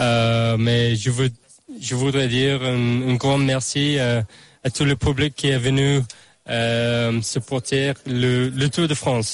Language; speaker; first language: French; non-native, learner; English